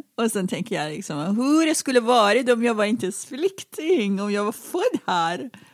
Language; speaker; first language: Swedish; non-native, fluent; Persian